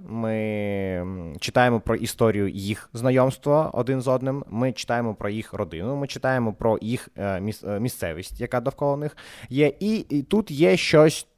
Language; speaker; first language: Ukrainian; non-native, local second language; Russian